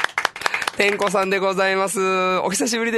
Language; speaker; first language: Japanese; native; Japanese